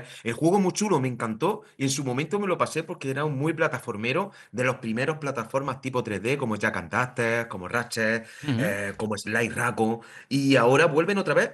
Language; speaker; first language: Spanish; native; Spanish